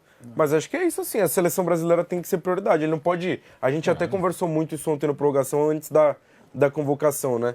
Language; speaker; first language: Portuguese; native; Portuguese